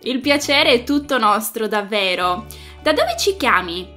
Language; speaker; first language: Italian; native; Italian